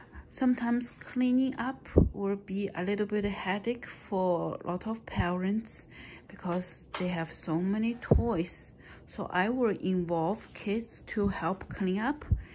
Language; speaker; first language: English; non-native, fluent; Chinese